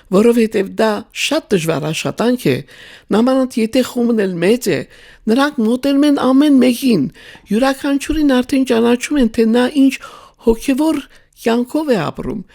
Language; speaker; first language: Armenian; native; Armenian